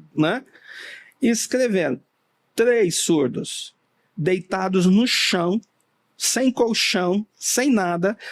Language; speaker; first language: Portuguese; native; Portuguese